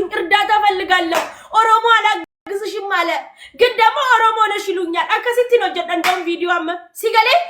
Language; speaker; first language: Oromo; non-native, local second language; Amharic